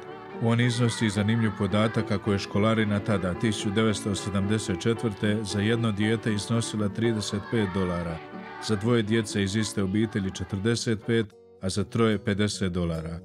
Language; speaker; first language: Croatian; native; Croatian